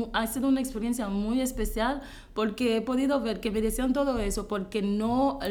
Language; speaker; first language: Spanish; non-native, fluent; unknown